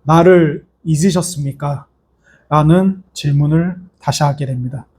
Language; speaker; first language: Korean; native; Korean